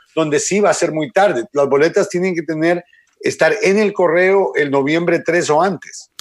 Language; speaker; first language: Spanish; native; Spanish